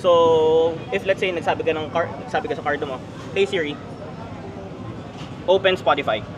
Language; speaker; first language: Filipino; native; Filipino